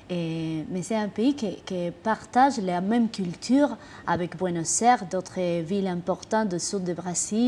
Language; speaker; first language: French; non-native, fluent; Spanish